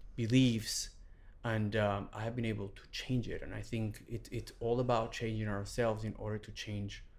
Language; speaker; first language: English; non-native, fluent; Spanish